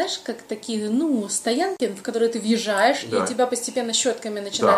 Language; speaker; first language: Russian; native; Russian